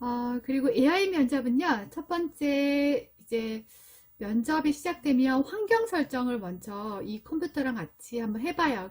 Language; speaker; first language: Korean; native; Korean